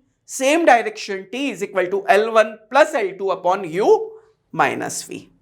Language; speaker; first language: English; non-native, local second language; Hindi